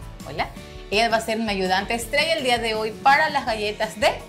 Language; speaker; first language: Spanish; native; Spanish